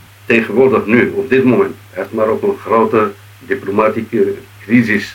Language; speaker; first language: Dutch; non-native, fluent; Riffian